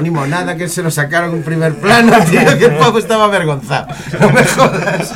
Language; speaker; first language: Spanish; native; Spanish